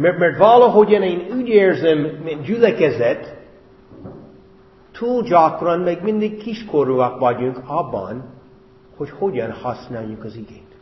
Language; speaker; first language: Hungarian; non-native, fluent; English